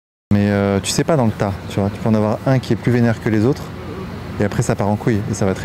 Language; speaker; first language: French; native; French